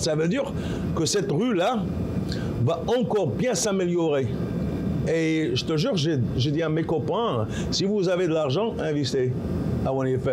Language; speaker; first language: French; non-native, local second language; Arabic